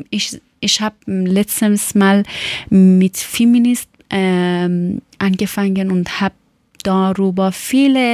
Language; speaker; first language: German; non-native, learner; Persian